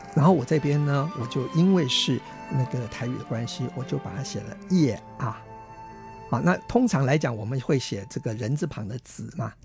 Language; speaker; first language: Chinese; non-native, local second language; Min Nan Chinese